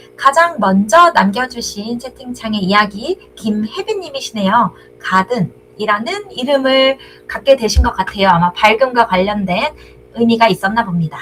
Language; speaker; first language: Korean; native; Korean